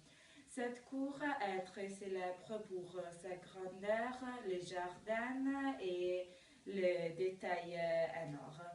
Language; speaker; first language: French; non-native, learner; Italian